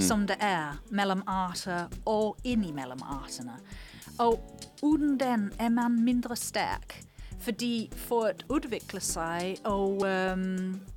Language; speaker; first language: Danish; non-native, fluent; English